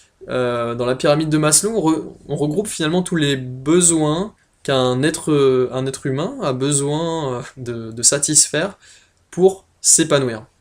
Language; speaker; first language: French; native; French